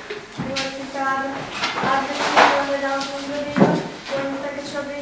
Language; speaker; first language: Latvian; native; Latvian